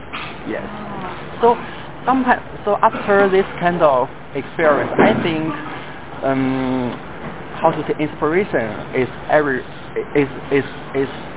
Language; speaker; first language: English; non-native, fluent; Chinese